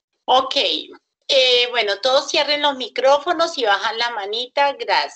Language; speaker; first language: Spanish; native; Spanish